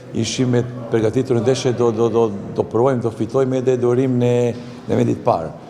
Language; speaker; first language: Albanian; non-native, learner; Serbian